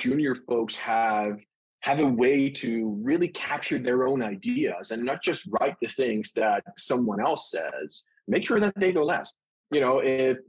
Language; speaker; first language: English; non-native, fluent; Dutch